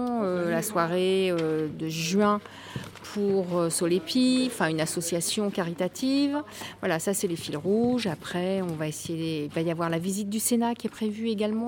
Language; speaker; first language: French; native; French